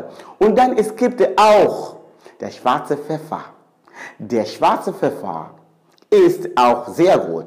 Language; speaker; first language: German; non-native, fluent; Swahili